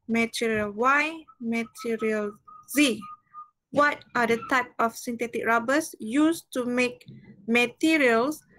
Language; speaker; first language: English; non-native, local second language; Malay